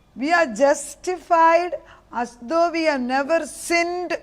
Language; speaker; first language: English; non-native, local second language; Malayalam